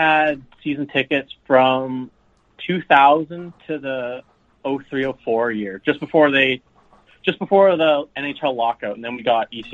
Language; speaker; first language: English; native; English